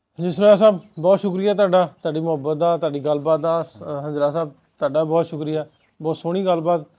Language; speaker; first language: Punjabi; native; Punjabi